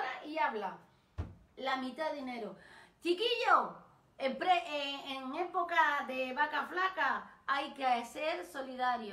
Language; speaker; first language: Spanish; native; Spanish